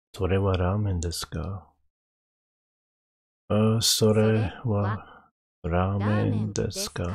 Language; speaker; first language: Japanese; non-native, learner; English